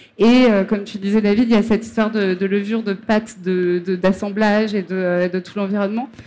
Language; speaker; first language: French; native; French